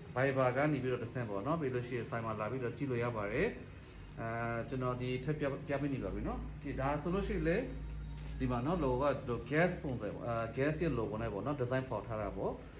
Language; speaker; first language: Burmese; native; Burmese